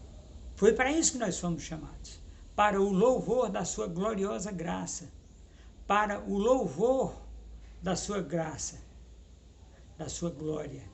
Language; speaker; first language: Portuguese; native; Portuguese